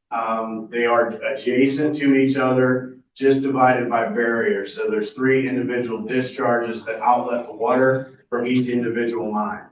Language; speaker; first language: English; native; English